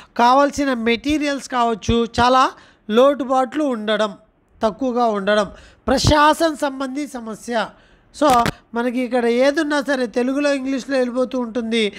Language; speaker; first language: Telugu; non-native, local second language; Urdu